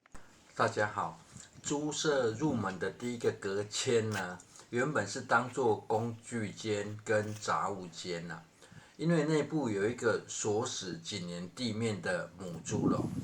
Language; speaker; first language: Chinese; native; Chinese